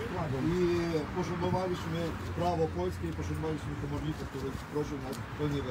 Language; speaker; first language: Polish; non-native, fluent; Ukrainian